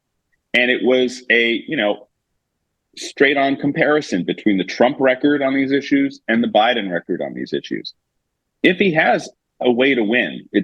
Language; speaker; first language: English; native; English